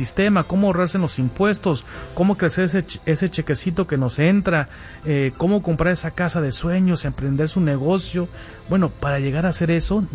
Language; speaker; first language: Spanish; early bilingual, heritage; Spanish